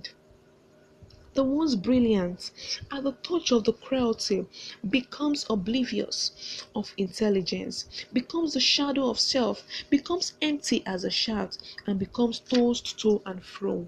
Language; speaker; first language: English; non-native, local second language; Yoruba